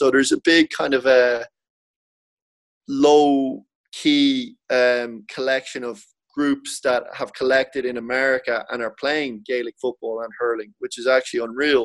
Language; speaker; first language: English; native; English